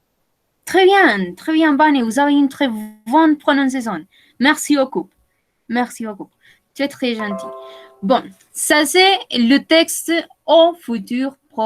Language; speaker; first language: French; non-native, fluent; Spanish